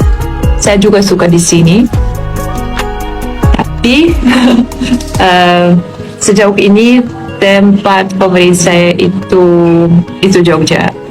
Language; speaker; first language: Indonesian; non-native, fluent; Polish